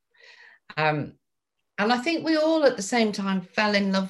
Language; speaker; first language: English; native; English